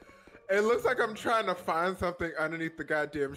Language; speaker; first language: English; native; English